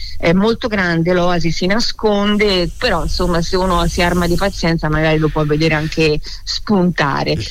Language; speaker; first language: Italian; native; Italian